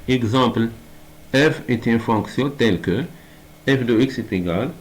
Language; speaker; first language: French; non-native, local second language; Arabic